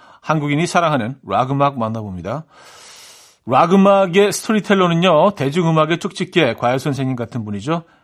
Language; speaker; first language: Korean; native; Korean